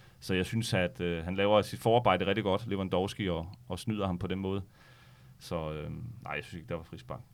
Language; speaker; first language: Danish; native; Danish